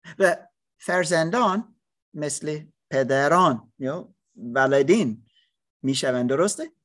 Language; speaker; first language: Persian; non-native, learner; English